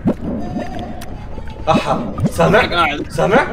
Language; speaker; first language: Arabic; native; Arabic